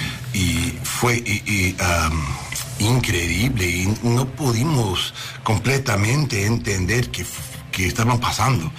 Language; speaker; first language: Spanish; non-native, learner; English